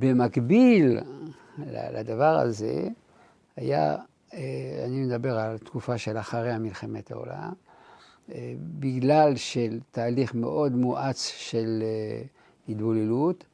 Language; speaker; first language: Hebrew; non-native, fluent; French